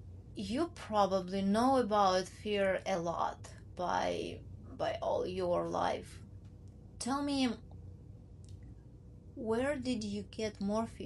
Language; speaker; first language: English; non-native, learner; Ukrainian